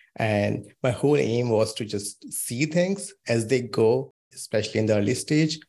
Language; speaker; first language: English; non-native, local second language; Hindi